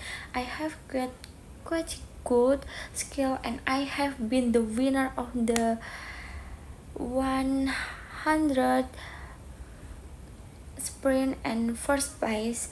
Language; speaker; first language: English; non-native, learner; Indonesian